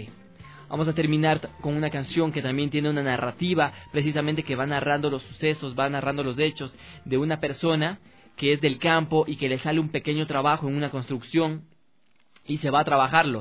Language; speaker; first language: Spanish; native; Spanish